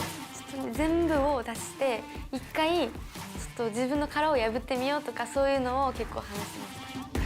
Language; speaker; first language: Japanese; native; Japanese